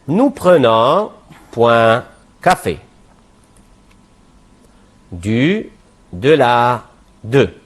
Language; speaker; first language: French; non-native, fluent; Arabic